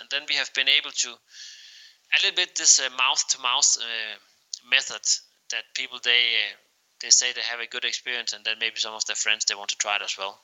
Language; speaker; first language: English; non-native, fluent; Danish